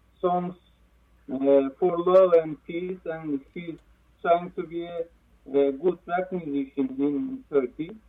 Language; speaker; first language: English; non-native, learner; Turkish